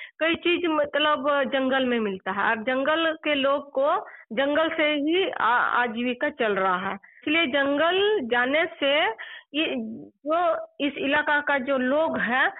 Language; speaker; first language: Hindi; non-native, local second language; Santali